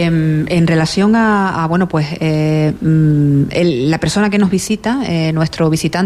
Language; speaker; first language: Spanish; native; Spanish